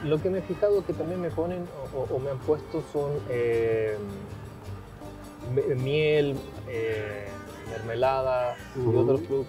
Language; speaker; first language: Spanish; native; Spanish